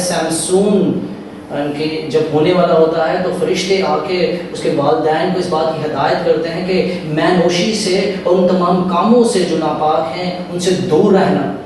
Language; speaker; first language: Urdu; native; Urdu